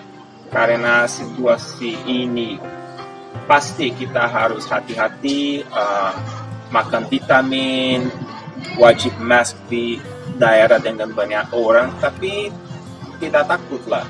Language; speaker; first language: Indonesian; non-native, fluent; Portuguese